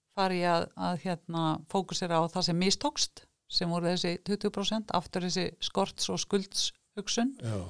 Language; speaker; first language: Icelandic; native; Icelandic